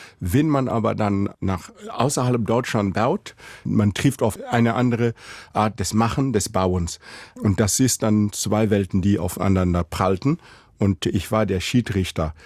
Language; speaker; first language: German; non-native, fluent; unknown